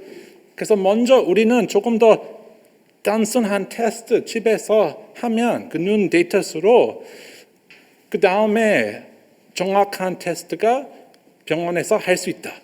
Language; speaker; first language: Korean; non-native, learner; English